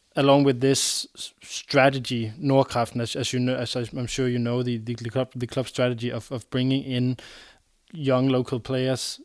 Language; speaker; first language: English; non-native, fluent; Danish